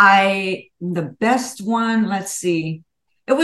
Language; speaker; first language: English; native; English